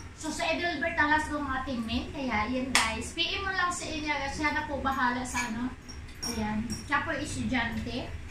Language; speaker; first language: Filipino; non-native, local second language; Cebuano